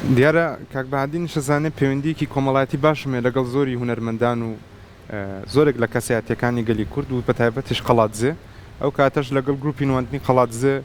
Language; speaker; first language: Central Kurdish; early bilingual, heritage; Central Kurdish